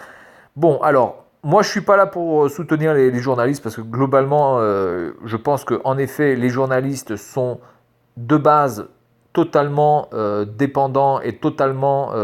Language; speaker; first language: French; native; French